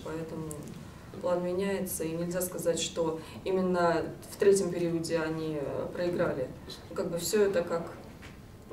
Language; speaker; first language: Russian; native; Russian